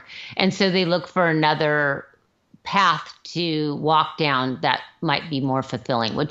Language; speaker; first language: English; native; English